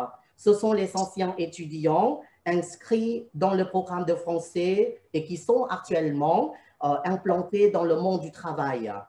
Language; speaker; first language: French; non-native, fluent; Thai